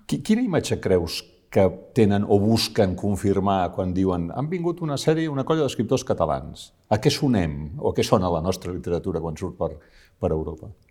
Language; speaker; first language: Catalan; native; Catalan